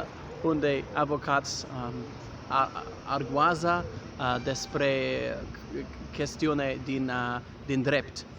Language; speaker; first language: Romanian; non-native, learner; English